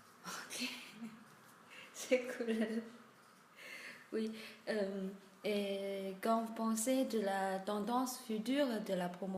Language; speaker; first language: French; non-native, learner; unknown